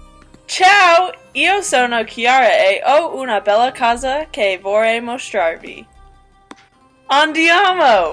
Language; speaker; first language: Italian; non-native, learner; English